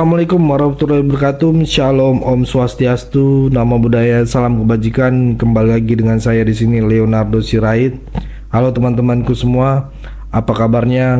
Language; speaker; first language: Indonesian; native; Indonesian